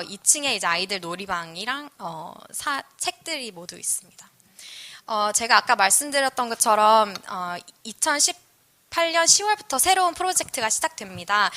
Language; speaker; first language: Korean; native; Korean